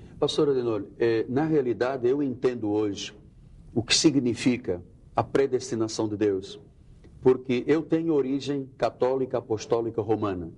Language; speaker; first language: Portuguese; native; Portuguese